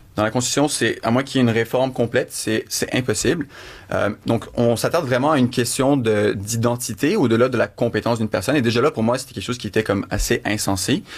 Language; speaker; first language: French; early bilingual, other home language; Arabic